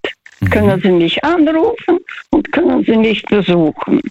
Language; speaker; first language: German; non-native, fluent; Russian